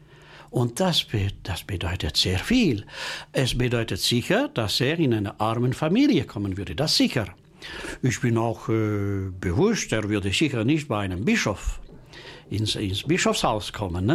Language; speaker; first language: German; non-native, local second language; French